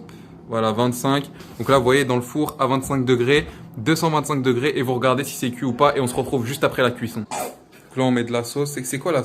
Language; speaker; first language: French; native; French